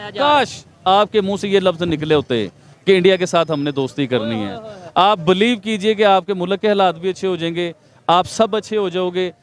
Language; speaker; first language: Urdu; non-native, local second language; Punjabi